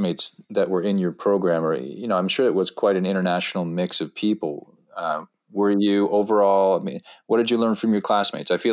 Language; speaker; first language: English; native; English